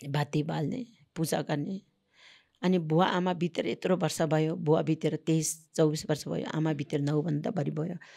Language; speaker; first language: Nepali; non-native, local second language; Sherpa